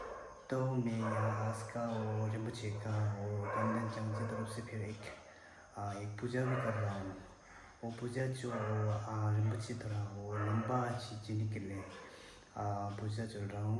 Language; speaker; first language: Hindi; non-native, learner; Tibetan